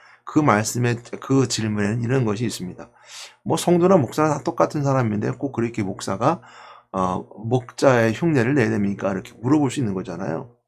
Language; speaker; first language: Korean; native; Korean